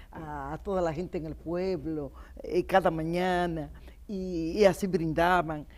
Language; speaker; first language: Spanish; native; Spanish